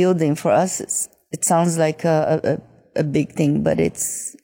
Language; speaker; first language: English; non-native, fluent; Japanese